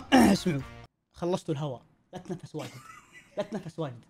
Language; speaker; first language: Arabic; native; Arabic